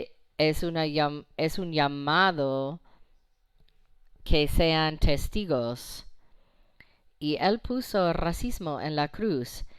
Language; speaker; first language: Spanish; non-native, fluent; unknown